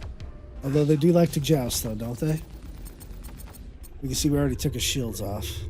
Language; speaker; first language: English; native; English